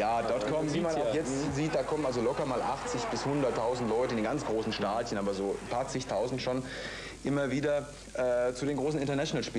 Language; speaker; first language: German; native; German